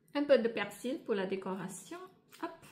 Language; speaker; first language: French; non-native, fluent; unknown